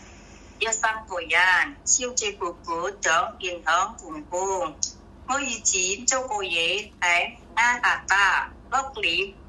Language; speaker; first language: Cantonese; non-native, learner; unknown